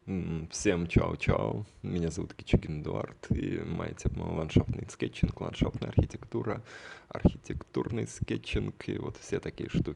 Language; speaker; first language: Russian; native; Russian